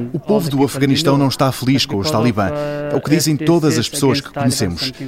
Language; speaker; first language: Portuguese; non-native, fluent; Persian